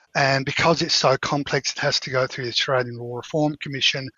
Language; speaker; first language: English; native; English